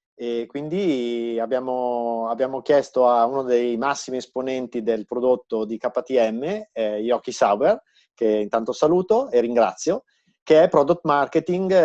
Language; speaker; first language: Italian; native; Italian